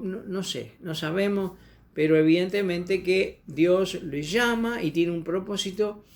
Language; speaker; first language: Spanish; native; Spanish